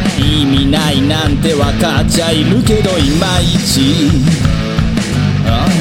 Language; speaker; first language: Japanese; native; Japanese